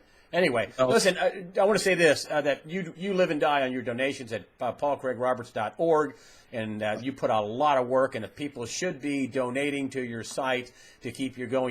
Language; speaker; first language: English; native; English